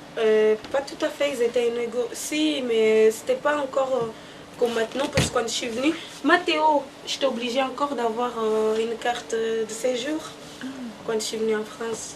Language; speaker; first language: French; non-native, learner; Portuguese